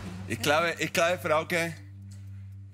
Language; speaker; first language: German; non-native, fluent; Spanish